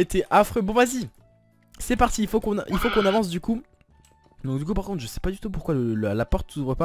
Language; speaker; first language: French; native; French